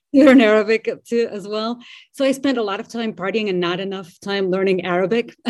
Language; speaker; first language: English; non-native, fluent; Portuguese